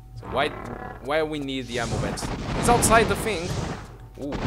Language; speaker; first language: English; non-native, fluent; Portuguese